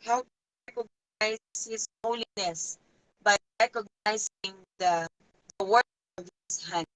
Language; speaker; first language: English; non-native, local second language; Filipino